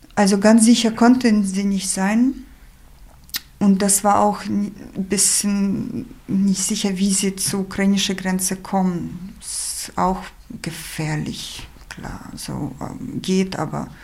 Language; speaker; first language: German; non-native, fluent; Ukrainian